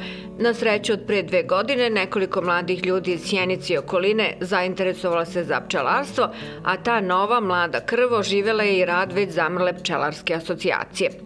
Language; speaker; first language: Serbian; native; Serbian